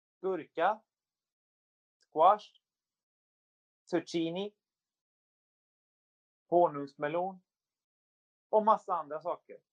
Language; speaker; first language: Swedish; native; Swedish